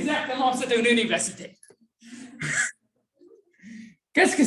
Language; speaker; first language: French; non-native, fluent; English